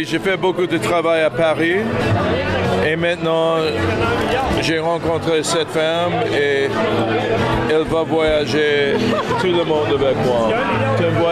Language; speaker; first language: French; non-native, learner; English